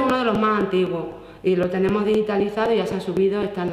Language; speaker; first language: Spanish; native; Spanish